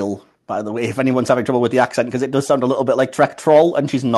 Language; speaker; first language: English; native; English